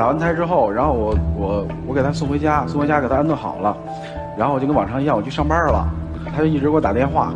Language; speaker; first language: Chinese; native; Chinese